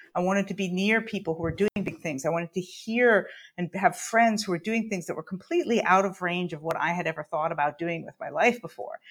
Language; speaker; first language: English; native; English